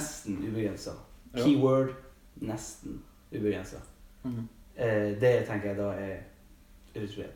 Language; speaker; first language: Norwegian; native; Norwegian